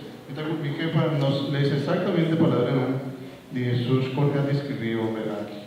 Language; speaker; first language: Spanish; non-native, learner; Papiamento